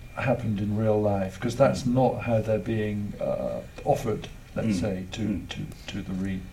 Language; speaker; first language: English; native; English